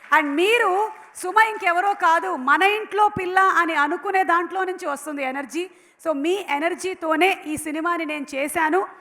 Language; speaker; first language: Telugu; non-native, local second language; Malayalam